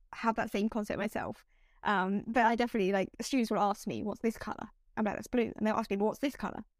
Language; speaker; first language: English; native; English